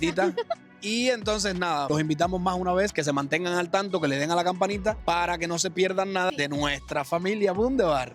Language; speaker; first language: Spanish; native; Spanish